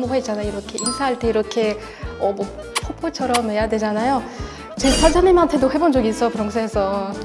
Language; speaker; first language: Korean; non-native, learner; French